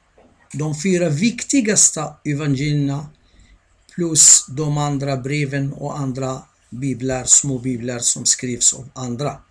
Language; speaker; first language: Swedish; non-native, fluent; Arabic